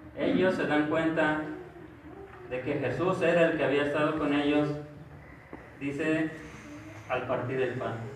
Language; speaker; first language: Spanish; native; Spanish